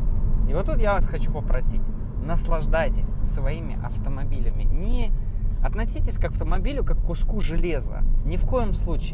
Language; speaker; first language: Russian; native; Russian